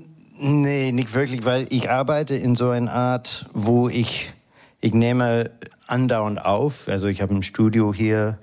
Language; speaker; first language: German; non-native, fluent; English